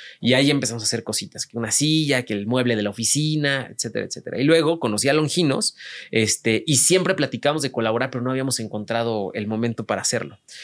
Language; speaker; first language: Spanish; native; Spanish